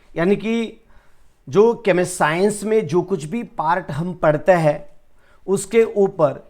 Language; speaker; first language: Hindi; non-native, local second language; Marathi